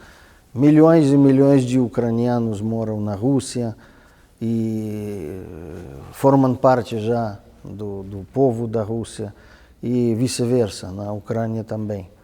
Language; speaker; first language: Portuguese; non-native, fluent; Russian